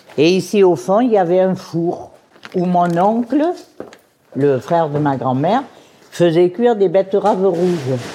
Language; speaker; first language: French; early bilingual, other home language; Spanish